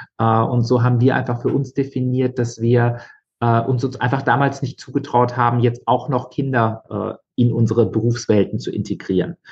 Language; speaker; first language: German; native; German